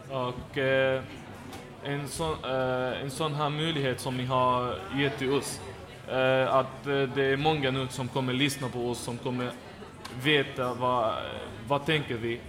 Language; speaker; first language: Swedish; non-native, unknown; Arabic